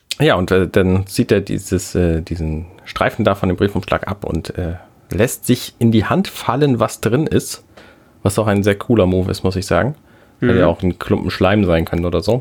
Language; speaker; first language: German; native; German